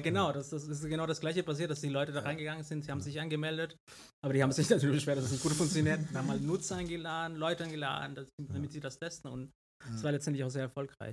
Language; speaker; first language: German; non-native, fluent; Spanish